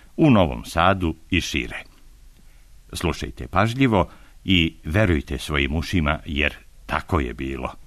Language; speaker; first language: Serbian; native; Serbian